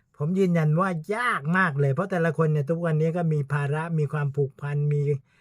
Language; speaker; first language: Thai; native; Thai